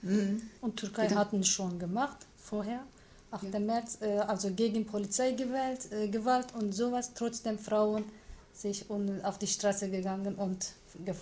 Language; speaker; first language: German; non-native, learner; Kurdish